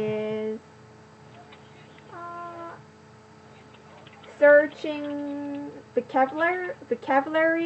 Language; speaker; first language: English; non-native, learner; Korean